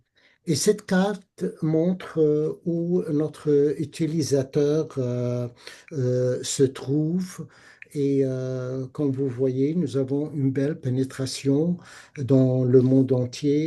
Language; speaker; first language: French; non-native, fluent; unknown